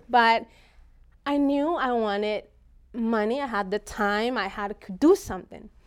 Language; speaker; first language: English; non-native, fluent; Spanish